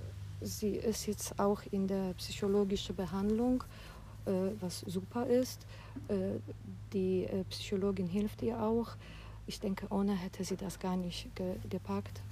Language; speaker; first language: German; non-native, fluent; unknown